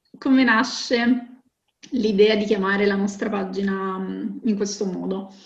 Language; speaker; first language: Italian; native; Italian